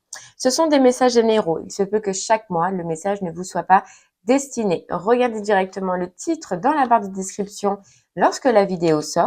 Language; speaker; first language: French; native; French